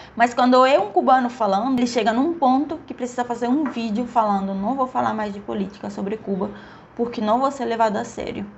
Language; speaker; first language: Portuguese; non-native, fluent; Spanish